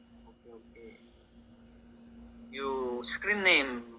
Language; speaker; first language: English; non-native, learner; Korean